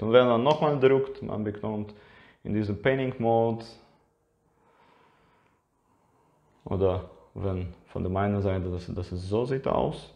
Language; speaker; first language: German; non-native, learner; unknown